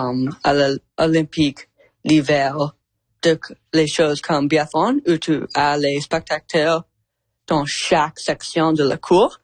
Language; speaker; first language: French; non-native, local second language; English